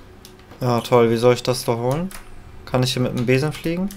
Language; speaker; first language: German; native; German